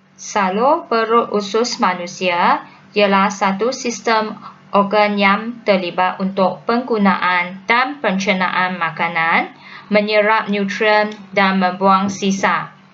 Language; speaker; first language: Malay; non-native, local second language; Chinese